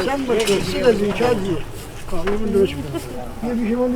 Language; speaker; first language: Persian; native; Persian